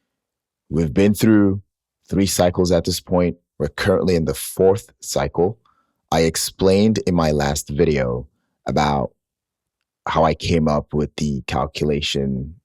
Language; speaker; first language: English; native; English